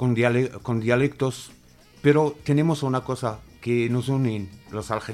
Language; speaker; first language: Spanish; non-native, fluent; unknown